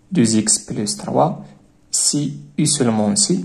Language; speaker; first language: French; non-native, local second language; Arabic